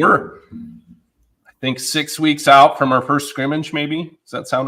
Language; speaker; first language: English; native; English